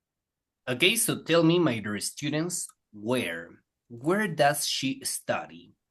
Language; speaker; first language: English; non-native, fluent; Spanish